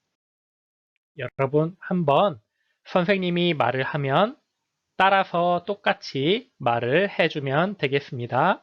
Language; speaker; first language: Korean; native; Korean